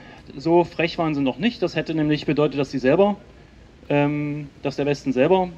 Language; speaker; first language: German; native; German